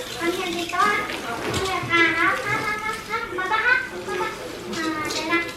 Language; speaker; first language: Filipino; non-native, learner; Indonesian